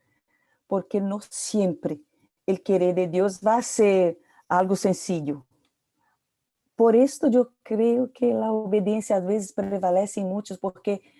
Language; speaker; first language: Portuguese; non-native, learner; Spanish